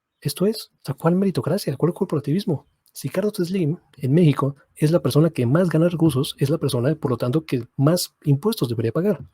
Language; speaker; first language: Spanish; native; Spanish